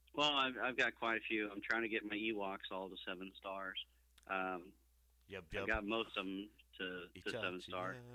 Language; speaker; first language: English; native; English